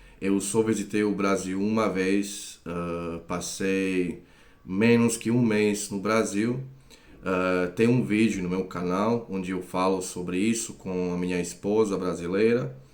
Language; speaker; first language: Portuguese; non-native, fluent; Croatian